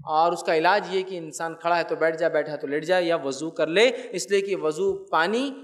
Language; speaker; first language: Urdu; native; Urdu